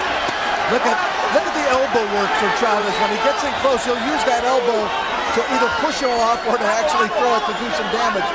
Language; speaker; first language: English; native; English